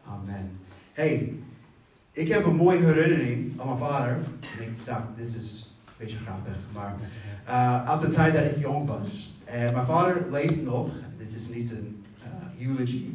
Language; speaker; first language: Dutch; non-native, fluent; English